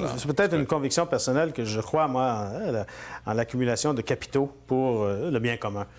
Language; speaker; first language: French; native; French